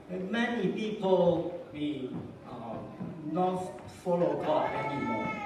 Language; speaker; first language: English; non-native, learner; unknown